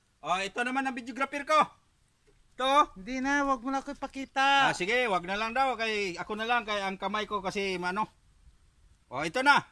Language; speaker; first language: Filipino; non-native, local second language; Cebuano